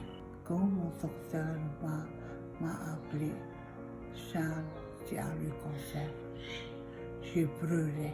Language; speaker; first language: French; non-native, local second language; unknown